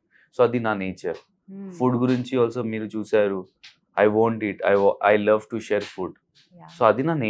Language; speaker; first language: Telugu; non-native, local second language; Hindi